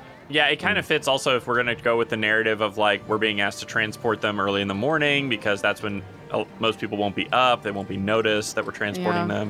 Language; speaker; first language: English; native; English